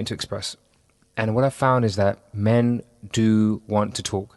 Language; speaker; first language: English; native; English